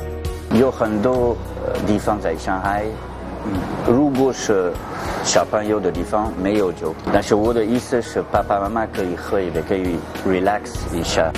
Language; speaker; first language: Chinese; non-native, learner; French